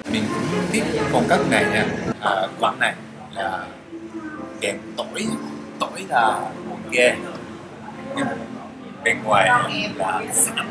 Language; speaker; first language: Vietnamese; non-native, fluent; Japanese